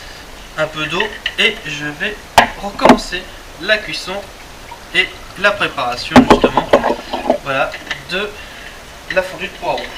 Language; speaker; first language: French; native; French